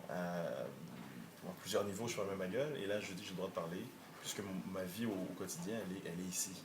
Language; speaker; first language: French; native; French